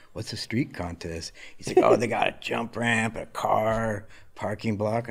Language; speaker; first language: English; native; English